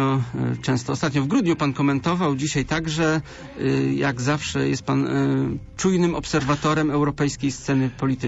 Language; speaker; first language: Polish; native; Polish